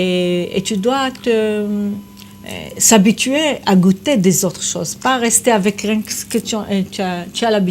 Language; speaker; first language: French; non-native, fluent; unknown